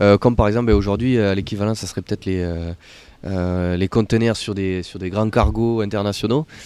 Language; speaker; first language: French; native; French